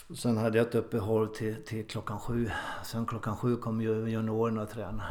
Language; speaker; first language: Swedish; native; Swedish